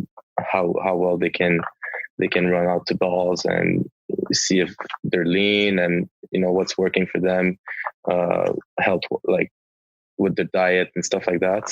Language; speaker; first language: English; non-native, local second language; French